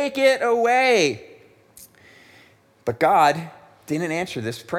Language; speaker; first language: English; native; English